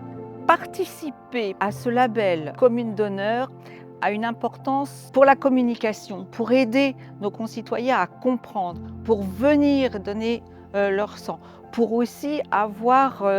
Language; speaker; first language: French; native; French